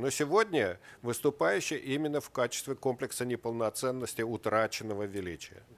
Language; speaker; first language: Russian; native; Russian